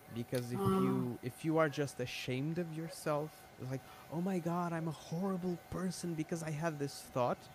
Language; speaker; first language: English; non-native, fluent; Portuguese